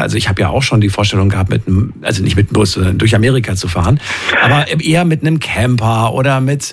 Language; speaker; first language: German; native; German